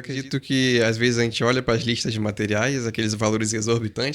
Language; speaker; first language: Portuguese; native; Portuguese